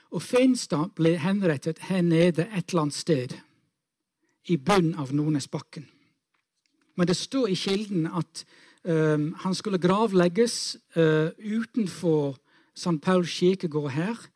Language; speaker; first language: Norwegian; non-native, fluent; English